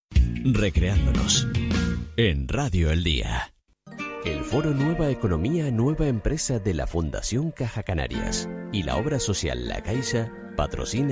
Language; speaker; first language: Spanish; native; Spanish